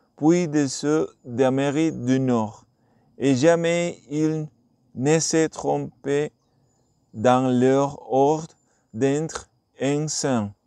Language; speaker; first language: French; non-native, learner; Spanish